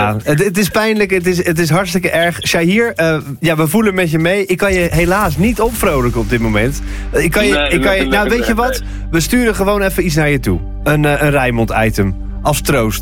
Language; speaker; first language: Dutch; native; Dutch